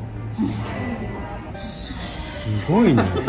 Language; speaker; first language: Japanese; native; Japanese